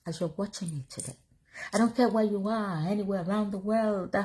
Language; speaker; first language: English; non-native, local second language; Yoruba